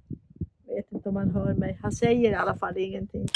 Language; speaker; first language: Swedish; native; Swedish